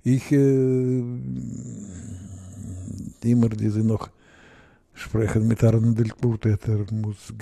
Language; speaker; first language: German; non-native, learner; Russian